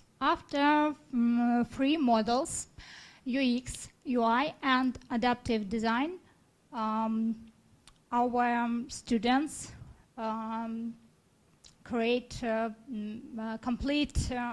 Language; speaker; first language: English; non-native, learner; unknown